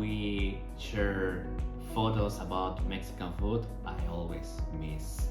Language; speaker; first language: English; non-native, learner; Spanish